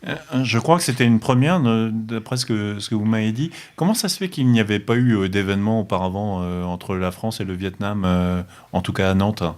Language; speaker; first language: French; native; French